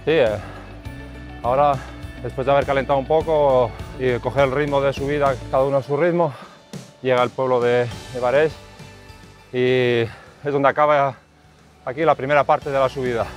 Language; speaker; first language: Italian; non-native, learner; Spanish